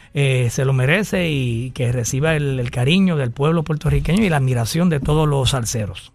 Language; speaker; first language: Spanish; native; Spanish